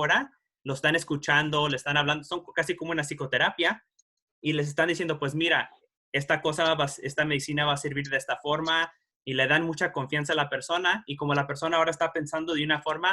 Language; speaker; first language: Spanish; early bilingual, heritage; Spanish